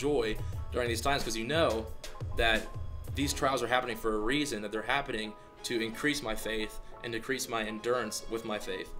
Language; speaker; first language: English; native; English